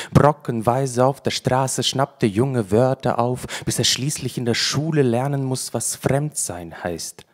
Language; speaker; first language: German; early bilingual, other home language; Russian